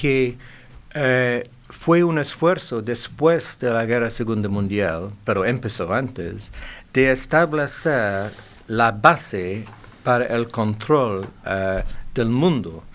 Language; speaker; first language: Spanish; non-native, fluent; English